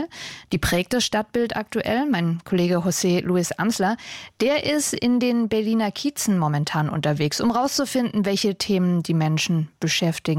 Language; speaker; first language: German; native; German